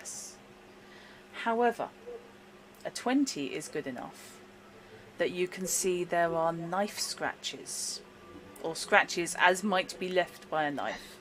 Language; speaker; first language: English; native; English